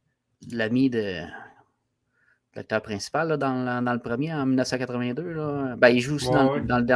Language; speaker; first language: French; native; French